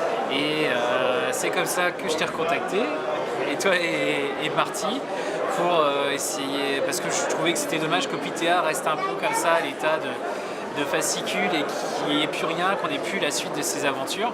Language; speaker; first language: French; native; French